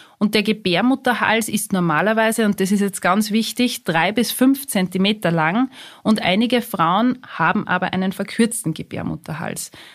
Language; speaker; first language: German; native; German